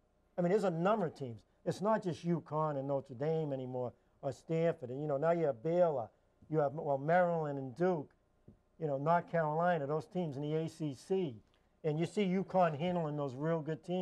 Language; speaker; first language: English; native; English